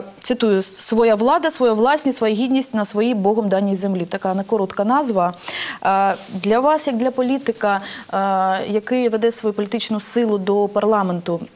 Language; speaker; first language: Ukrainian; native; Ukrainian